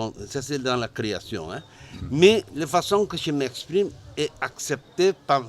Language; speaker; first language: French; non-native, learner; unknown